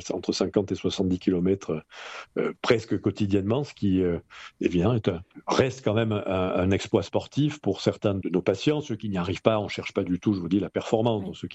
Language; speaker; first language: French; native; French